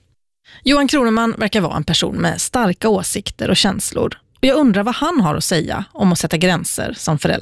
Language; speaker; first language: Swedish; native; Swedish